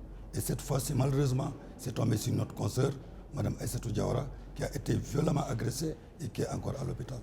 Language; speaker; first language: French; non-native, local second language; Wolof